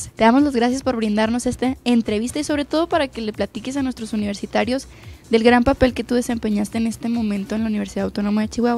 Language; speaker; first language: Spanish; native; Spanish